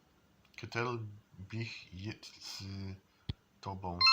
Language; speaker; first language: Czech; non-native, learner; English